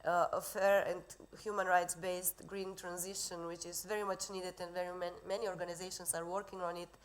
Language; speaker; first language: English; non-native, fluent; Slovenian